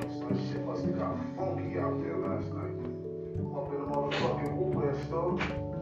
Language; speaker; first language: English; native; English